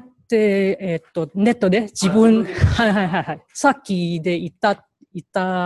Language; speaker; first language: Japanese; non-native, learner; Chinese